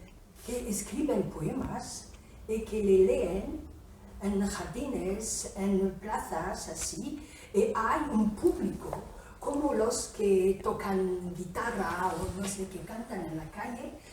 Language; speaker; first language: Spanish; non-native, fluent; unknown